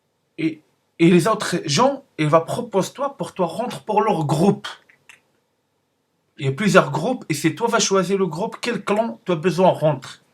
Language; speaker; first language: French; non-native, learner; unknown